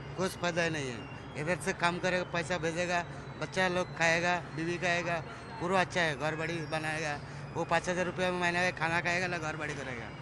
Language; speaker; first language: Hindi; non-native, local second language; Bangla